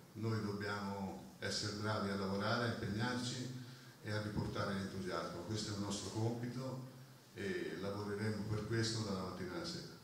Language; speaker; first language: Italian; native; Italian